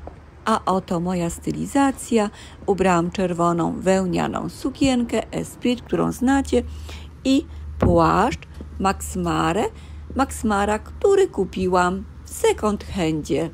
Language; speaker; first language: Polish; native; Polish